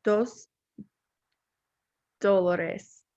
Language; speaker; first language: Spanish; non-native, learner; English